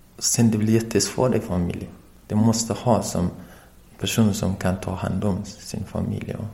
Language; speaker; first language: Swedish; non-native, learner; Persian